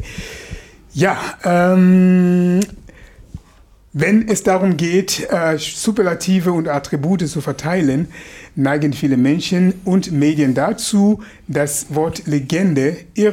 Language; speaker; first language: German; non-native, fluent; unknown